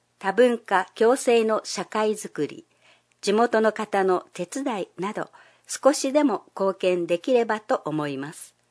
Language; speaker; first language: Japanese; non-native, fluent; Chinese